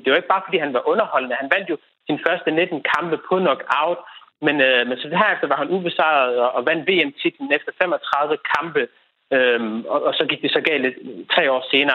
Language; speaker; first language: Danish; native; Danish